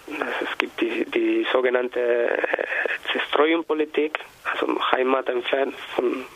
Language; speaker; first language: German; non-native, learner; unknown